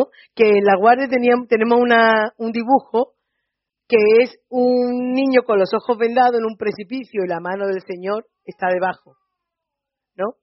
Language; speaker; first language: Spanish; native; Spanish